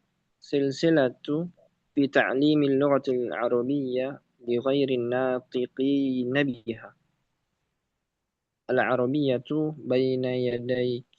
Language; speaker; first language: Arabic; non-native, learner; Indonesian